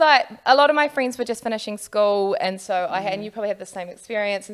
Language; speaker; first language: English; native; English